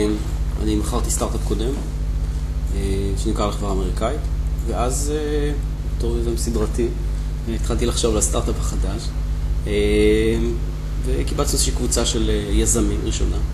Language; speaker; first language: Hebrew; native; Hebrew